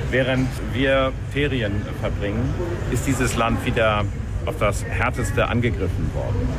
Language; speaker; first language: German; native; German